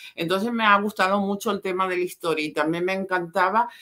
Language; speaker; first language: Spanish; native; Spanish